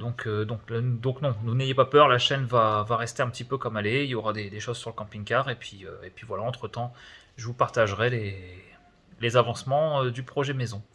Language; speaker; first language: French; native; French